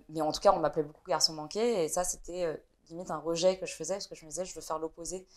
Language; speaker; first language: French; early bilingual, other home language; Vietnamese